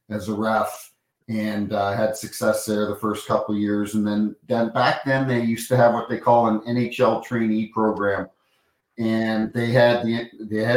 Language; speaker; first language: English; native; English